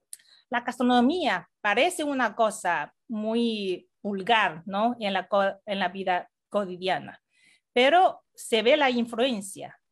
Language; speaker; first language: Spanish; non-native, fluent; Chinese